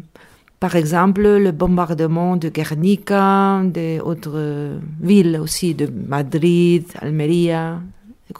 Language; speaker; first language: French; non-native, learner; Spanish